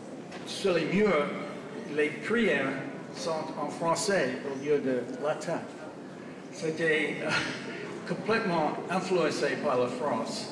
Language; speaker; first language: French; non-native, fluent; English